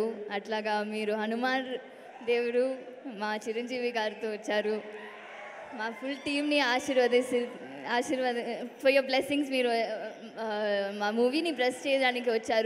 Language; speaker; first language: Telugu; non-native, learner; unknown